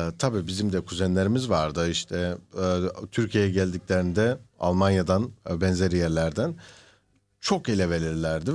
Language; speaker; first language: Turkish; native; Turkish